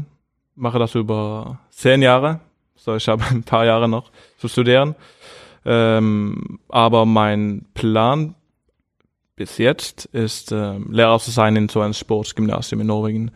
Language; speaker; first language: German; non-native, fluent; Norwegian